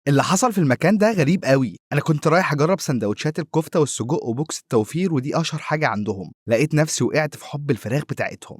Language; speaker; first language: Arabic; native; Arabic